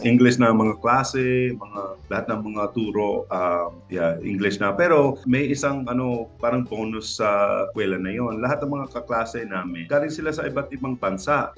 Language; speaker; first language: Filipino; non-native, local second language; English